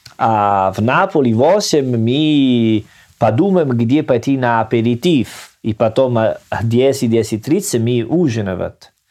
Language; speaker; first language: Russian; non-native, learner; Italian